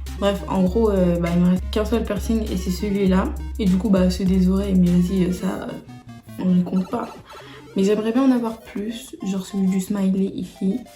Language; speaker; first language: French; early bilingual, other home language; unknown